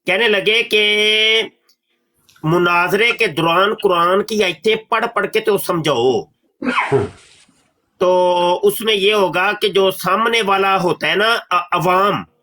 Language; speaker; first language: Urdu; non-native, local second language; Punjabi